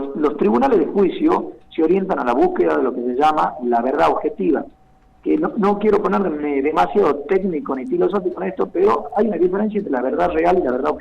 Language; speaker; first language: Spanish; native; Spanish